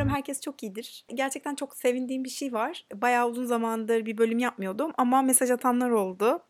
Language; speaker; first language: Turkish; native; Turkish